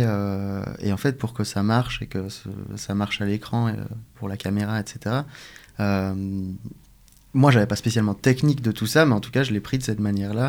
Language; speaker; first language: French; native; French